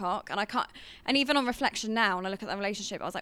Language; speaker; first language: English; native; English